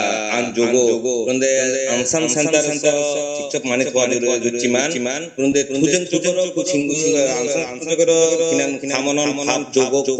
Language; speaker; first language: Korean; non-native, learner; Bangla